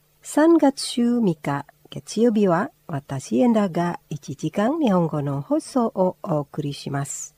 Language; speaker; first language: Japanese; non-native, fluent; Indonesian